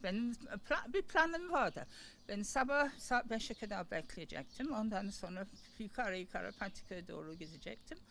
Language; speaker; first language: Turkish; non-native, learner; English